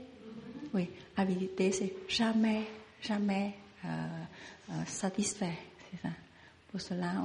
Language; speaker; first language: French; non-native, learner; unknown